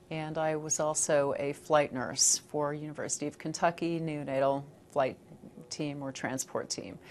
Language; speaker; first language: English; native; English